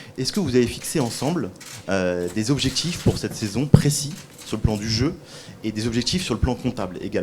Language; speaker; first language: French; native; French